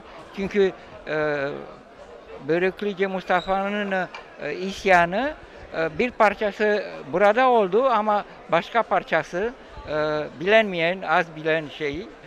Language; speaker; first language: Turkish; non-native, fluent; Romanian